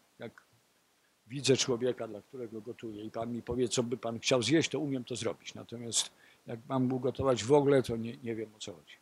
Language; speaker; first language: Polish; native; Polish